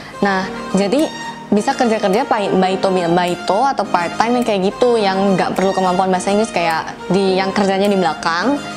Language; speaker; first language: Indonesian; native; Indonesian